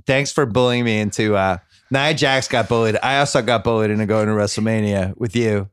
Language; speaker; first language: English; native; English